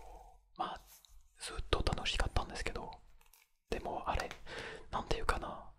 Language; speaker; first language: Japanese; non-native, fluent; French